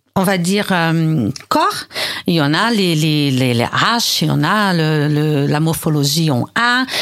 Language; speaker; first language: French; non-native, learner; Portuguese